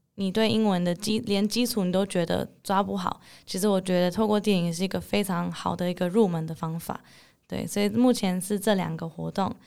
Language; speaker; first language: Chinese; early bilingual, heritage; English